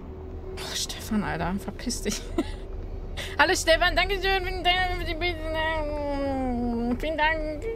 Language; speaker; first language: German; native; German